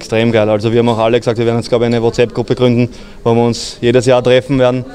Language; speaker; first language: German; native; German